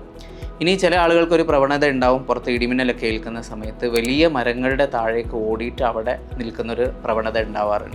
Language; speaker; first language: Malayalam; native; Malayalam